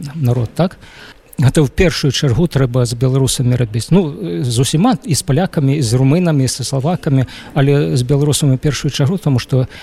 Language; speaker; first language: Belarusian; non-native, fluent; Ukrainian